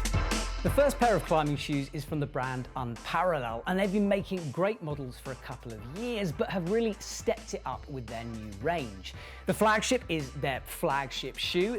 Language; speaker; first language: English; native; English